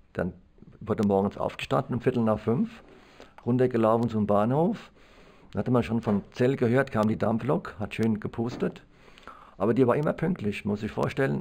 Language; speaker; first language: German; native; German